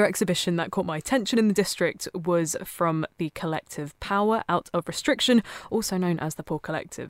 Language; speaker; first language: English; native; English